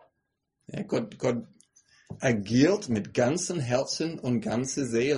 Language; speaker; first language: German; non-native, fluent; English